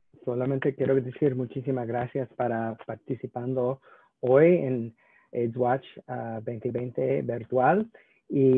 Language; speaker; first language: Spanish; non-native, learner; English